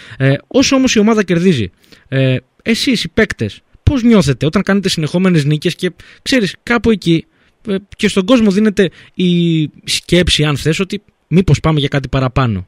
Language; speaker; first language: Greek; native; Greek